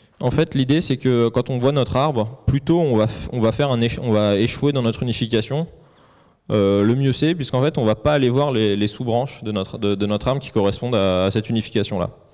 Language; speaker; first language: French; native; French